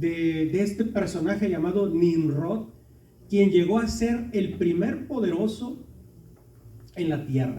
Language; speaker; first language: Spanish; native; Spanish